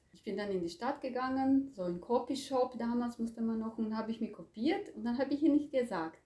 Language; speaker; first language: German; non-native, fluent; Croatian